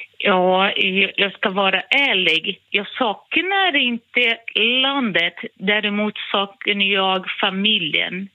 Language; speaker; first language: Swedish; non-native, fluent; Portuguese